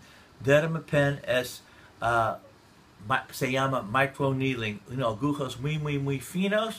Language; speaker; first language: Spanish; non-native, learner; English